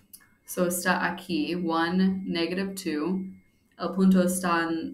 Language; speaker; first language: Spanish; non-native, fluent; English